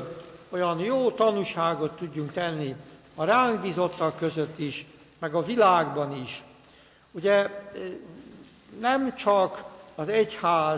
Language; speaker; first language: Hungarian; native; Hungarian